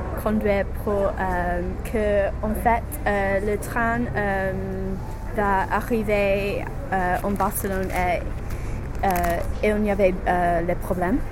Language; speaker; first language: French; non-native, learner; English